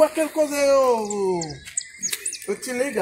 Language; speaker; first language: Portuguese; non-native, learner; Haitian Creole